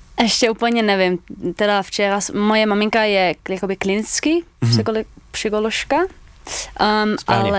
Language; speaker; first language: Czech; early bilingual, heritage; Dutch